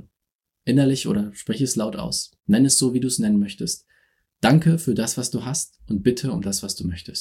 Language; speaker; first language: German; native; German